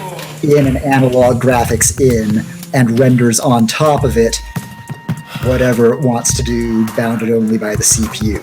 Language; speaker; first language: English; native; English